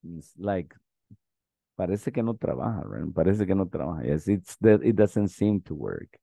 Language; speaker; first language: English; non-native, fluent; Spanish